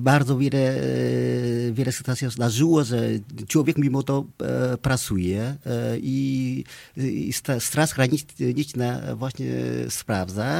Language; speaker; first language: Polish; non-native, fluent; Vietnamese